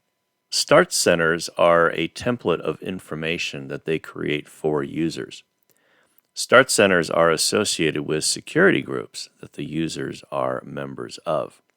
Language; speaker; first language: English; native; English